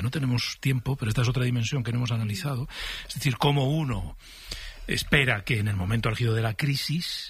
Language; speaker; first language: Spanish; native; Spanish